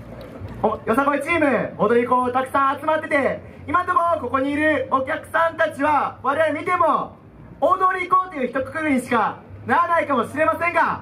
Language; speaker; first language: Japanese; native; Japanese